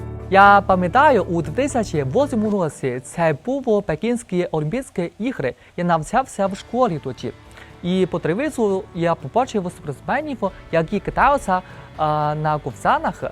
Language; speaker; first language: Ukrainian; non-native, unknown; Chinese